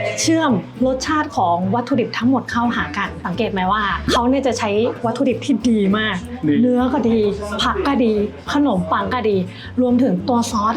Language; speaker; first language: Thai; native; Thai